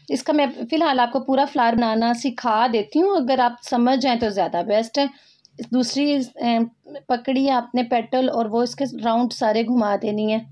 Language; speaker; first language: Urdu; native; Urdu